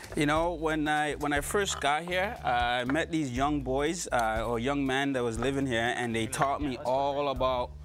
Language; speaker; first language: English; native; English